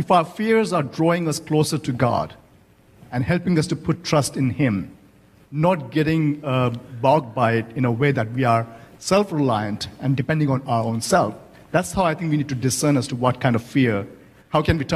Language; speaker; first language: English; non-native, local second language; Malayalam